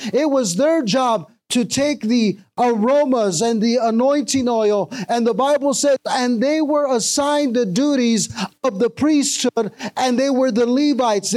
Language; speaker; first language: English; native; English